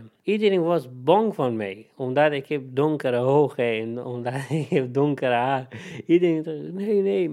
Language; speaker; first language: Dutch; non-native, learner; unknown